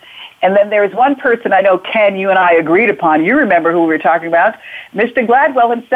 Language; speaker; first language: English; native; English